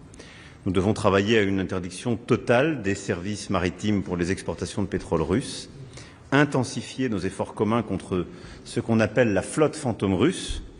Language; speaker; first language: French; native; French